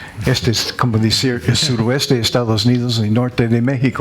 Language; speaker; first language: Spanish; non-native, learner; English